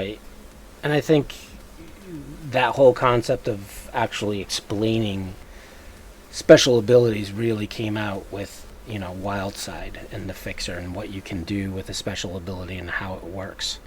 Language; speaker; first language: English; native; English